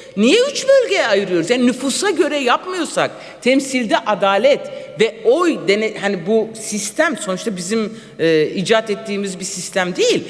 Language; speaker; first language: Turkish; non-native, local second language; Kurdish